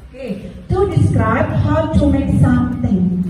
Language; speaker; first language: English; non-native, learner; Indonesian